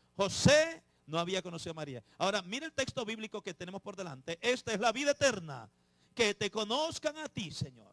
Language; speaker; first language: Spanish; native; Spanish